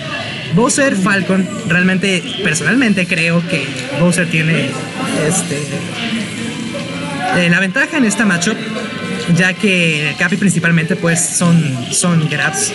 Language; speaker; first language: Spanish; native; Spanish